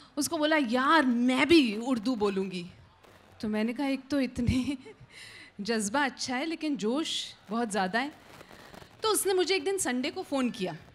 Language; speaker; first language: Hindi; native; Hindi